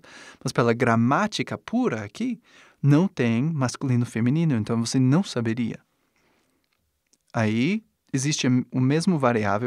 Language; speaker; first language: Portuguese; non-native, fluent; English